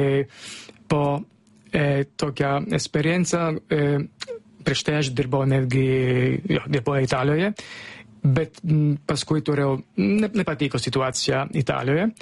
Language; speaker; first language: Lithuanian; non-native, fluent; Italian